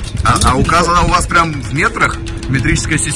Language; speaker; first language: Russian; native; Russian